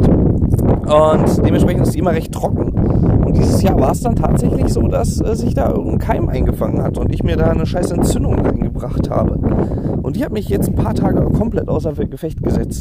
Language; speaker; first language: German; native; German